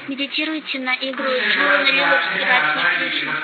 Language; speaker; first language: Russian; native; Russian